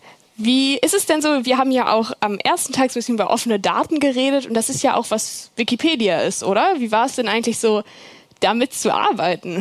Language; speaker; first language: German; native; German